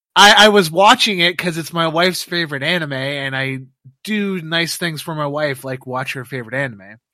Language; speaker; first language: English; native; English